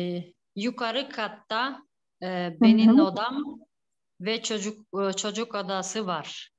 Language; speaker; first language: Turkish; non-native, learner; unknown